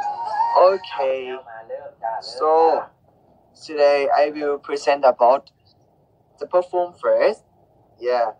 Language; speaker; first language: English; non-native, learner; Thai